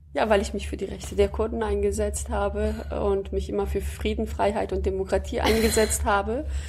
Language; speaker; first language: German; early bilingual, other home language; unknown